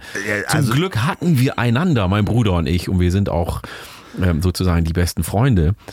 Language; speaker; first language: German; early bilingual, other home language; Oromo